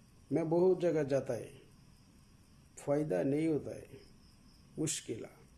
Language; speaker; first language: Hindi; non-native, learner; Bangla